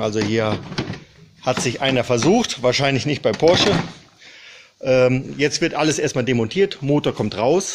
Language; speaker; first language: German; native; German